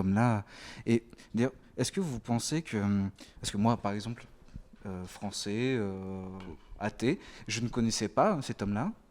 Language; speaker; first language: French; native; French